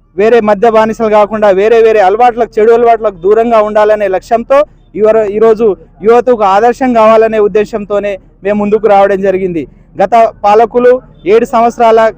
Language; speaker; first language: Telugu; native; Telugu